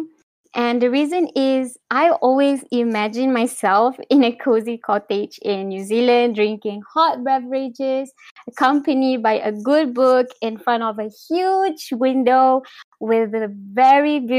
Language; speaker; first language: English; non-native, local second language; Malay